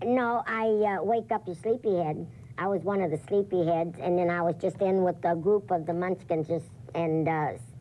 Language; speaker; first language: English; native; English